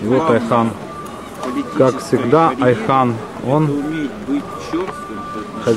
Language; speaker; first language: Russian; native; Russian